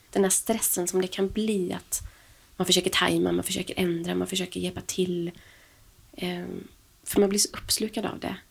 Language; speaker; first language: Swedish; native; Swedish